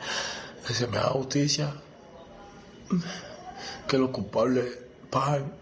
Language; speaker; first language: Spanish; native; Spanish